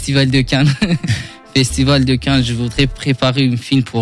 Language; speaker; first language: French; non-native, learner; Kurdish